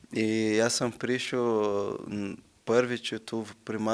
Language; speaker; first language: Slovenian; non-native, learner; Portuguese